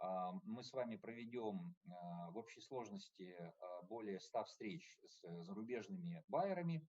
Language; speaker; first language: Russian; native; Russian